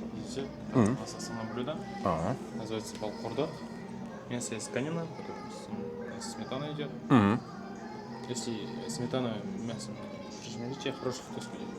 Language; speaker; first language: Russian; non-native, local second language; Kazakh